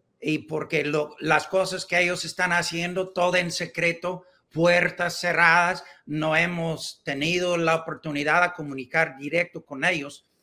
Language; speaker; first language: Spanish; non-native, learner; English